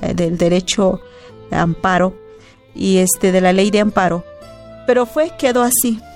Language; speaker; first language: Spanish; non-native, local second language; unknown